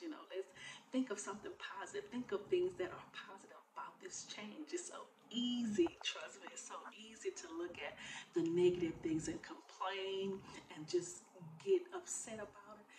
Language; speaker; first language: English; native; English